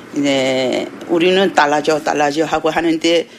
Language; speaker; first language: Korean; early bilingual, heritage; Korean